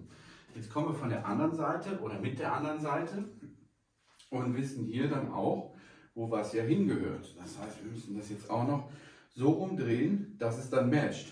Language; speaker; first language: German; native; German